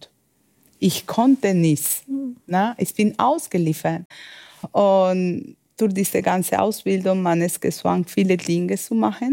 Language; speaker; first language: German; non-native, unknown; Spanish